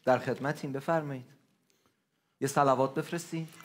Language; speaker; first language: Persian; native; Persian